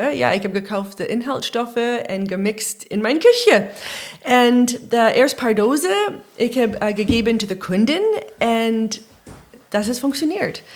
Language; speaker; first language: German; non-native, learner; English